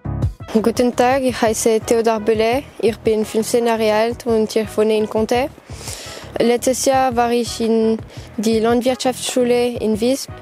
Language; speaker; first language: German; non-native, local second language; French